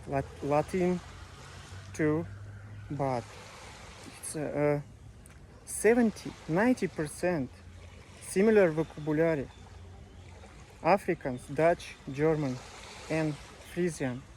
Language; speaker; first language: English; non-native, learner; Russian